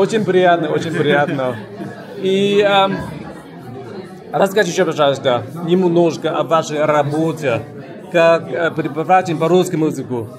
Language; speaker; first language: Russian; non-native, learner; Vietnamese